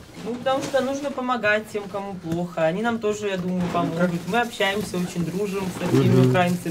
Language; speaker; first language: Russian; native; Russian